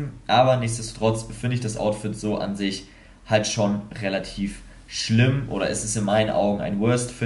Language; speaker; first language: German; native; German